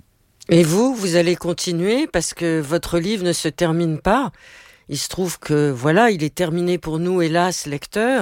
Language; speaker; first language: French; native; French